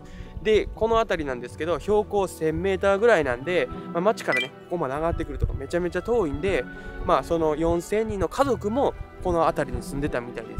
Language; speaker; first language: Japanese; native; Japanese